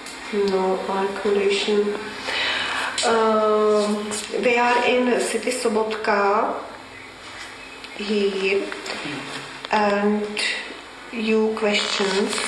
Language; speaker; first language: English; non-native, learner; Czech